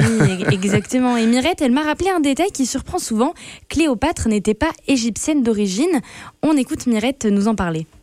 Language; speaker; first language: French; native; French